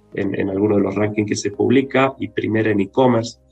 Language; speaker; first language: Spanish; native; Spanish